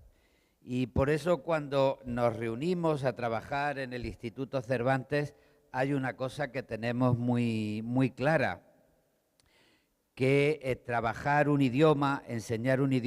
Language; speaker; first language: Spanish; native; Spanish